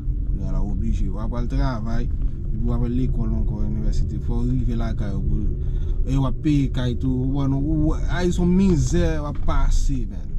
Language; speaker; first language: French; non-native, learner; Haitian Creole